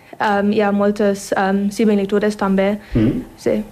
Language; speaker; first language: Catalan; non-native, learner; English